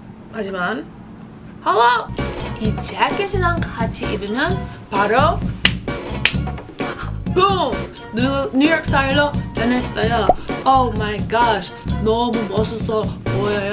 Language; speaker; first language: Korean; non-native, fluent; English